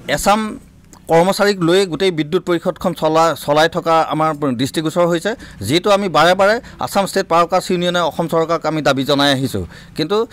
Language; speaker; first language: Assamese; native; Assamese